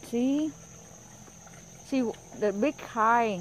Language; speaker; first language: English; non-native, learner; Vietnamese